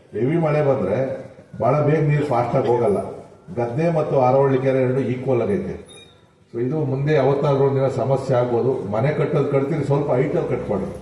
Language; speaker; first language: Kannada; native; Kannada